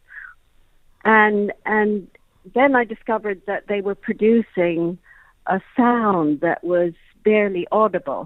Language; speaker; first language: English; native; English